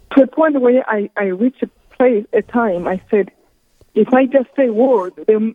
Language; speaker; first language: English; non-native, local second language; Kinyarwanda